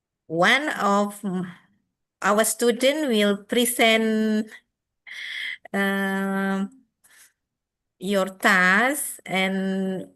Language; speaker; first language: English; non-native, fluent; Indonesian